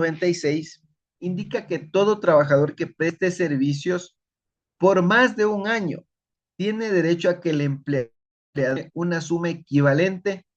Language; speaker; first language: Spanish; native; Spanish